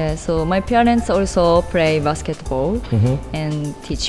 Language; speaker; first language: English; non-native, learner; Japanese